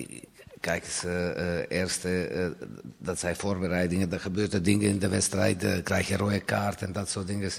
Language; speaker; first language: Dutch; non-native, fluent; Serbian